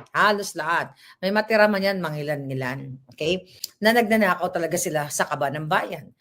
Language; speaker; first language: Filipino; native; Filipino